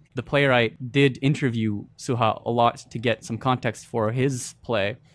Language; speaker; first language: English; early bilingual, other home language; Arabic